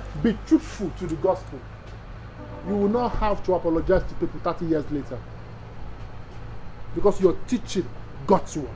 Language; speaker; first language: English; non-native, local second language; Yoruba